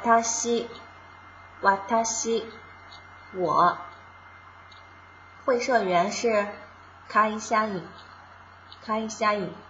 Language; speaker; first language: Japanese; non-native, fluent; Chinese